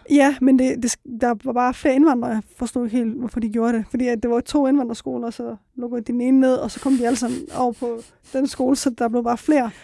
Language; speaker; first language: Danish; early bilingual, other home language; Persian